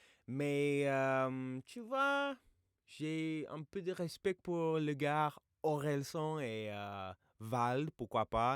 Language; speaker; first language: French; non-native, fluent; English